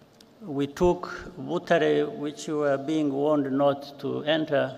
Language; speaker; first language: English; non-native, local second language; Kinyarwanda